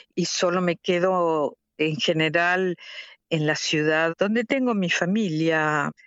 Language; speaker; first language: Spanish; native; Spanish